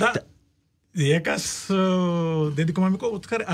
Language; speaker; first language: Georgian; non-native, learner; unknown